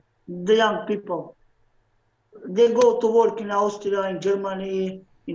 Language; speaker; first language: English; non-native, learner; Slovenian